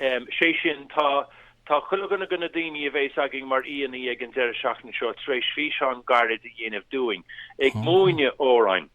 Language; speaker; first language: Irish; native; Irish